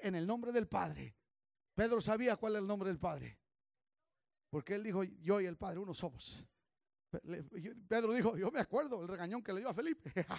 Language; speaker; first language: Spanish; early bilingual, heritage; Spanish